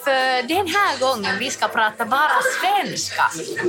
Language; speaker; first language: Swedish; non-native, learner; Finnish